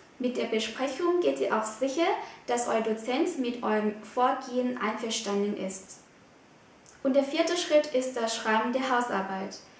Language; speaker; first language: German; non-native, fluent; Vietnamese